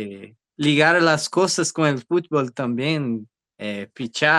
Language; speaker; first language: Spanish; non-native, learner; Portuguese